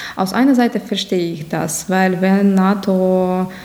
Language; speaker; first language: German; non-native, fluent; Ukrainian